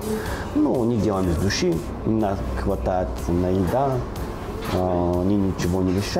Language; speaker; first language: Russian; non-native, learner; Bulgarian